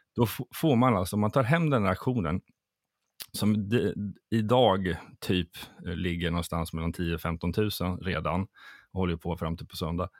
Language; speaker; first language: Swedish; native; Swedish